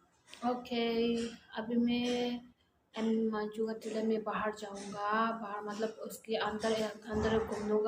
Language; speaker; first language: Hindi; non-native, learner; Tibetan